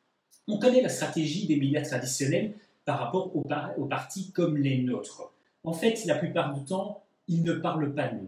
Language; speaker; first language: French; native; French